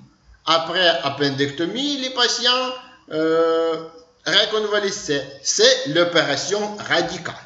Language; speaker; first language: French; non-native, learner; Ukrainian